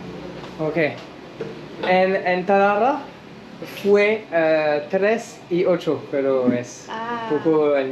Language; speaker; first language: Spanish; non-native, learner; French